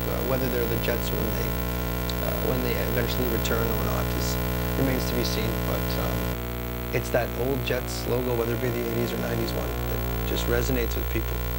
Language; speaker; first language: English; native; English